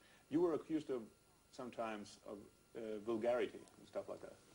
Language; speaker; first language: English; non-native, fluent; Swedish